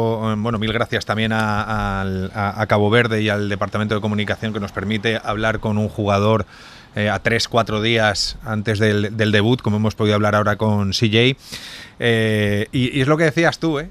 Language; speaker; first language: Spanish; native; Spanish